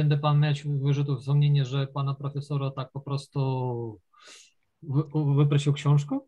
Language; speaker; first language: Polish; non-native, fluent; Ukrainian